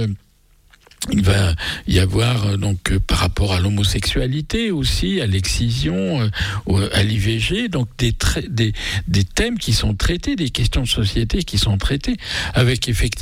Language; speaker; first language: French; native; French